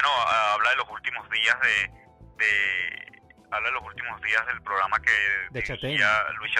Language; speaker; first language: Spanish; native; Spanish